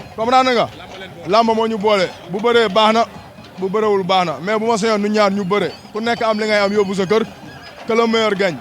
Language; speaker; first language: Wolof; native; Wolof